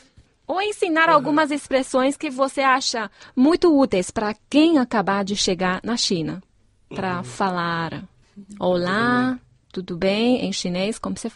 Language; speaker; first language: Portuguese; non-native, fluent; Chinese